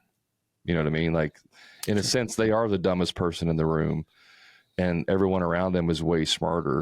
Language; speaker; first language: English; native; English